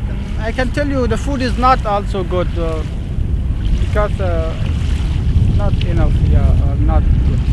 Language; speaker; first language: English; non-native, learner; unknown